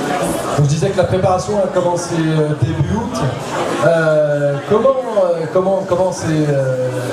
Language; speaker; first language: French; native; French